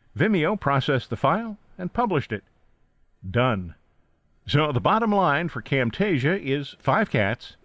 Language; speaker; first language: English; native; English